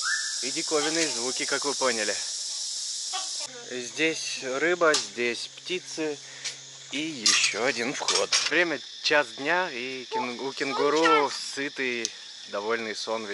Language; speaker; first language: Russian; native; Russian